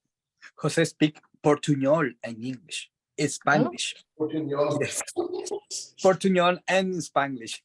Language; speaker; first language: English; non-native, learner; Spanish